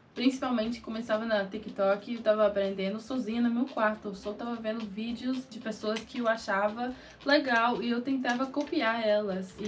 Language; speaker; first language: Portuguese; non-native, fluent; English